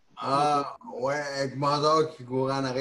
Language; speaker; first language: French; native; French